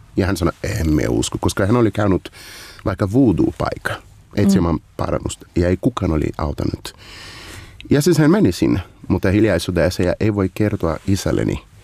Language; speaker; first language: Finnish; non-native, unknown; Portuguese